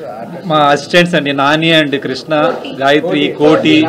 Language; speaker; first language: Telugu; native; Telugu